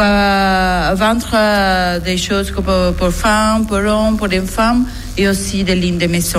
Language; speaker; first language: French; non-native, learner; Spanish